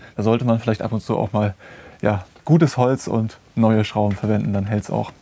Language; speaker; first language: German; native; German